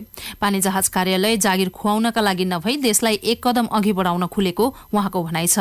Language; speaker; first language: Nepali; native; Nepali